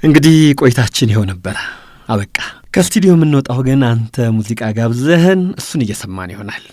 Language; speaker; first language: Amharic; native; Amharic